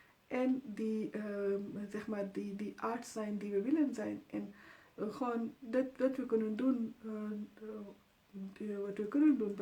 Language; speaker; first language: Dutch; non-native, fluent; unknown